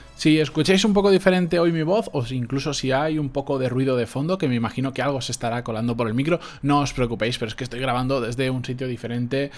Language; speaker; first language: Spanish; native; Spanish